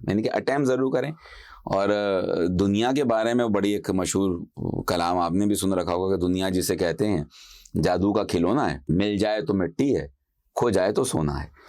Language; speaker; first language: Urdu; native; Urdu